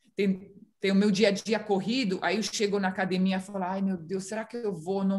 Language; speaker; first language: Portuguese; non-native, fluent; Romanian